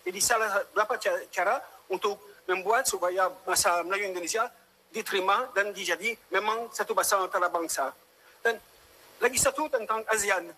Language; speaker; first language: Indonesian; non-native, fluent; French